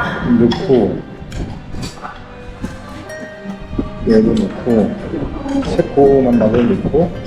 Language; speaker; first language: Korean; native; Korean